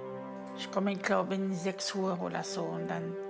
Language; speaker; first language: German; non-native, learner; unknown